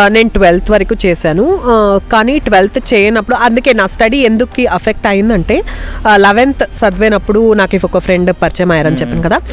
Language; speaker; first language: Telugu; non-native, local second language; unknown